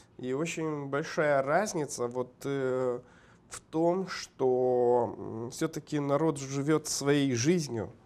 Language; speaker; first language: Russian; non-native, local second language; Romanian